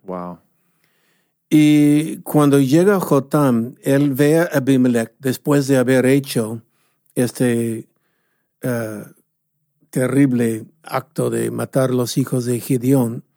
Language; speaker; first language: Spanish; non-native, fluent; English